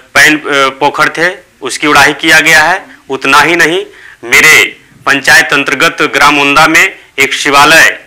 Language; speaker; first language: Hindi; native; Hindi